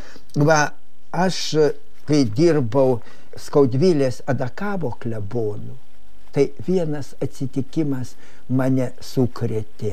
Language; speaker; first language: Lithuanian; native; Lithuanian